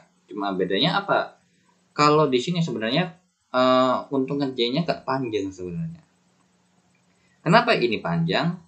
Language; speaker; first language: Indonesian; native; Indonesian